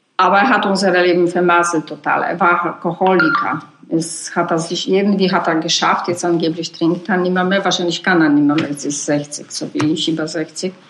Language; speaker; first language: German; non-native, learner; Polish